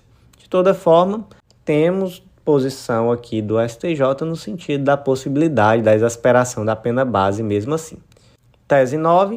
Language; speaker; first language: Portuguese; native; Portuguese